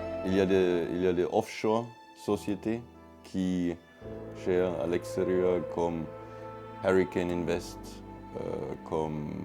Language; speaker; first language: French; non-native, fluent; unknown